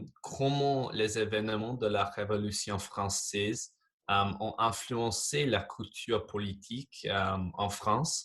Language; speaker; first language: French; non-native, fluent; English